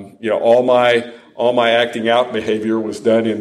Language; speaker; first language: English; native; English